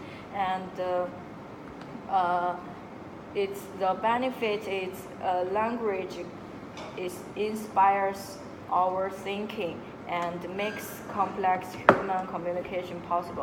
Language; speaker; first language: English; non-native, local second language; Chinese